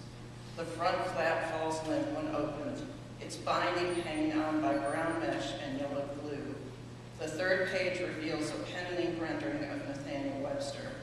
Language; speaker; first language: English; native; English